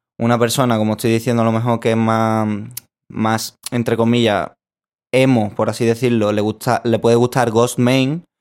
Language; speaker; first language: Spanish; native; Spanish